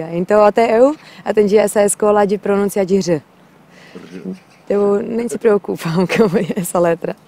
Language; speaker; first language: Portuguese; non-native, fluent; Czech